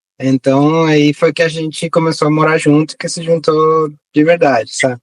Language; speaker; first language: Portuguese; non-native, fluent; Spanish